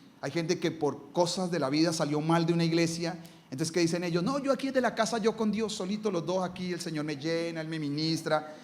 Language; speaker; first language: Spanish; native; Spanish